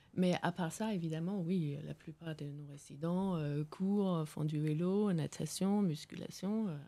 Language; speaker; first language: French; non-native, fluent; Danish